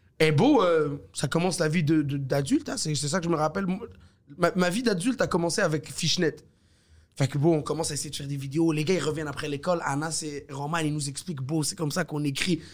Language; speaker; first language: French; early bilingual, other home language; Arabic